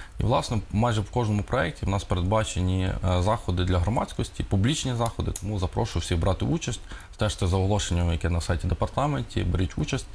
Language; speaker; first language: Ukrainian; native; Ukrainian